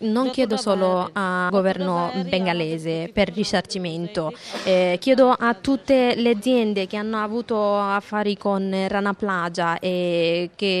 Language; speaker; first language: Italian; non-native, fluent; Bangla